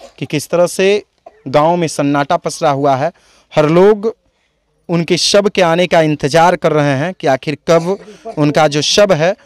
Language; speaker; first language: Hindi; native; Hindi